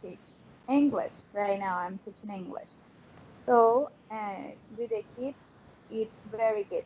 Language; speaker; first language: English; non-native, learner; Spanish